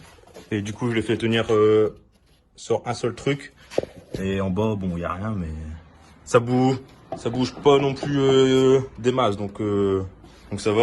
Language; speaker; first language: French; native; French